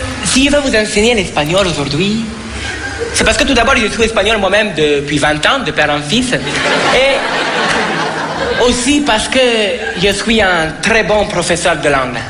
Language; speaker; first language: French; native; French